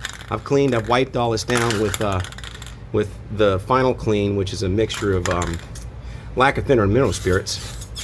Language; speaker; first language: English; native; English